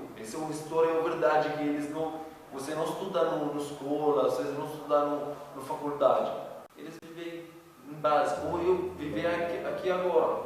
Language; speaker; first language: Portuguese; non-native, learner; Arabic